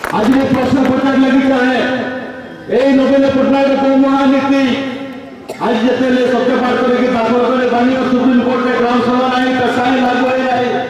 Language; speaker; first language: Odia; non-native, local second language; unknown